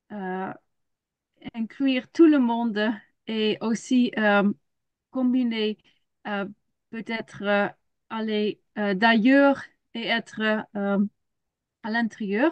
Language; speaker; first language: French; non-native, learner; Dutch